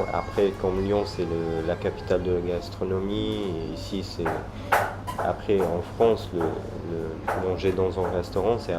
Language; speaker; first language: French; non-native, learner; Arabic